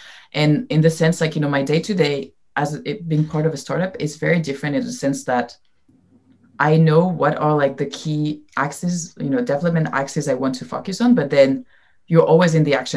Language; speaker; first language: English; non-native, fluent; French